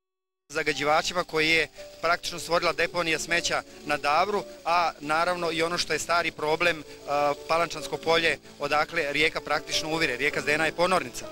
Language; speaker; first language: Bosnian; native; Bosnian